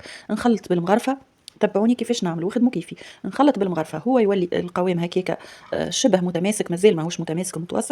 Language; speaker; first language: Arabic; native; Arabic